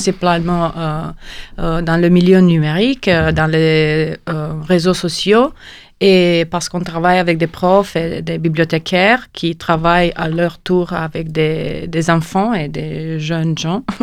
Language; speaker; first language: French; non-native, fluent; Romanian